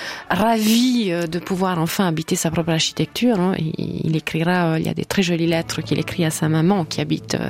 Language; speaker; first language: French; native; French